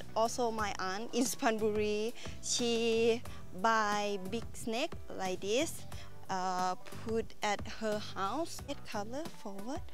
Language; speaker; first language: English; non-native, learner; Thai